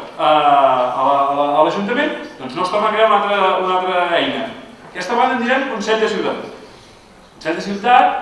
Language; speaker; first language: Catalan; native; Catalan